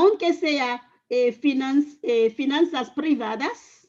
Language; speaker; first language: Spanish; non-native, fluent; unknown